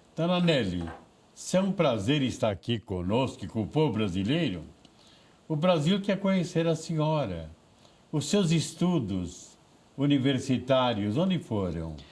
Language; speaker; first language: Portuguese; native; Portuguese